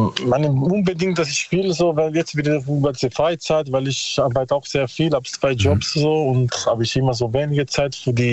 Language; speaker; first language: German; non-native, learner; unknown